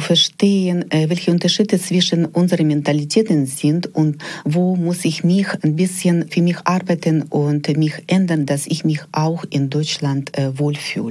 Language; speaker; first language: German; non-native, fluent; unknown